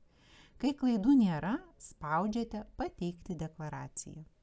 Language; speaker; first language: Lithuanian; native; Lithuanian